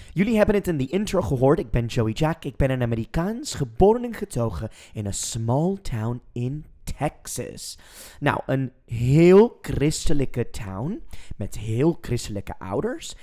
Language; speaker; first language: Dutch; non-native, fluent; English